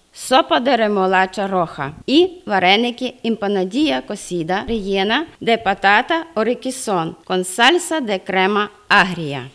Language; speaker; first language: Spanish; non-native, fluent; Ukrainian